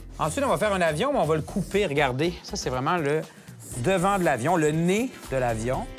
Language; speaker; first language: French; native; French